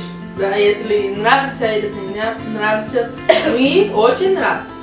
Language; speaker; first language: Russian; non-native, learner; Portuguese